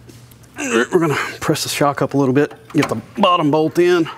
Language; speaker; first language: English; native; English